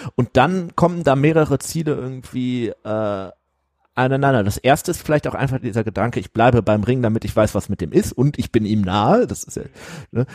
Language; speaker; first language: German; native; German